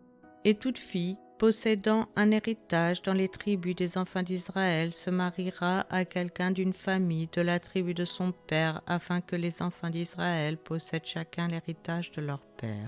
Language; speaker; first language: French; native; French